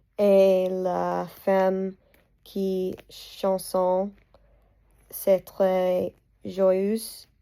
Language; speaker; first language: French; non-native, learner; English